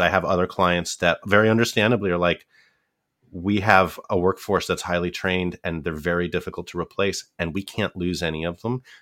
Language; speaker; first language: English; native; English